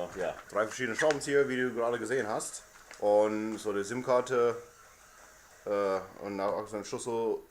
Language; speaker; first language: German; non-native, learner; English